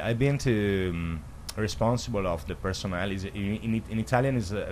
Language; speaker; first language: English; non-native, learner; Italian